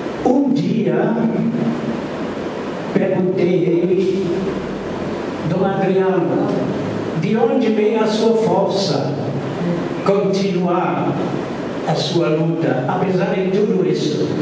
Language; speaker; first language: Portuguese; non-native, fluent; German